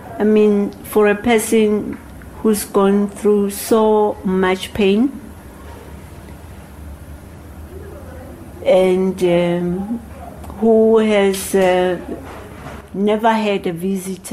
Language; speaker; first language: English; non-native, local second language; Zulu